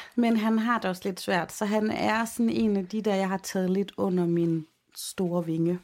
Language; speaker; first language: Danish; native; Danish